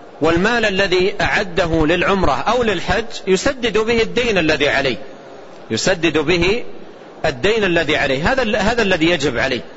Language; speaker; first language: Arabic; native; Arabic